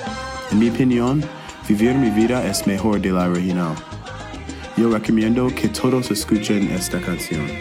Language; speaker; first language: Spanish; non-native, learner; English